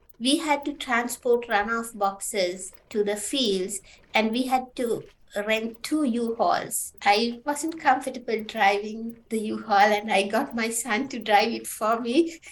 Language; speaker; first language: English; non-native, local second language; Sinhala